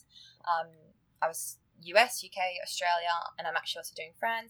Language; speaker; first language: English; native; English